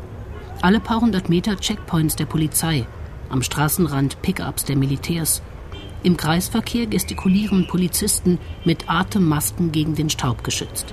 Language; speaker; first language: German; native; German